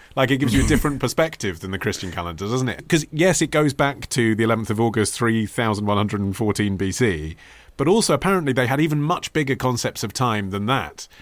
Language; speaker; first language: English; native; English